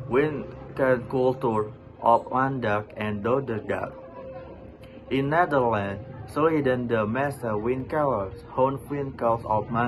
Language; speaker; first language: Dutch; non-native, learner; Indonesian